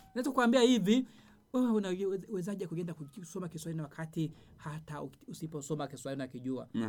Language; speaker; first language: Swahili; non-native, local second language; Rundi